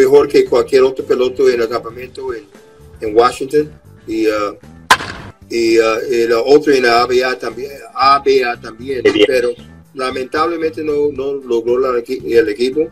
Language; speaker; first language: Spanish; non-native, fluent; English